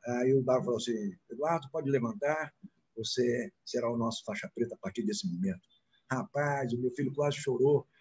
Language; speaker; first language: Portuguese; native; Portuguese